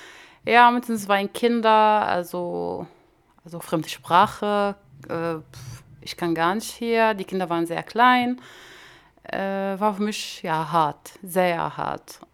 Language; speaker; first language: German; non-native, learner; Arabic